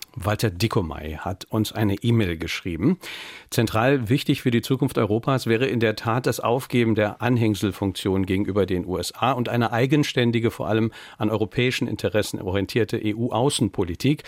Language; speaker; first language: German; native; German